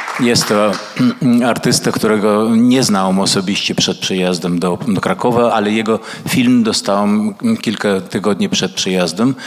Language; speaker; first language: Polish; early bilingual, other home language; Russian